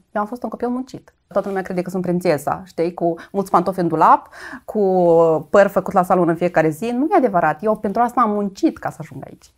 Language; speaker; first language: Romanian; native; Romanian